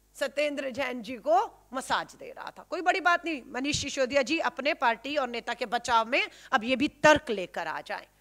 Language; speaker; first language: Hindi; native; Hindi